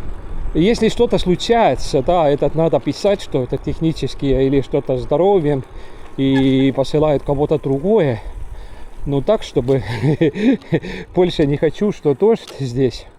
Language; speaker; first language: Russian; non-native, local second language; Estonian